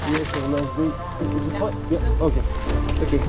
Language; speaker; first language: Dutch; non-native, learner; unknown